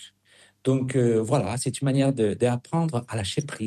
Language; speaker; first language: French; non-native, fluent; Spanish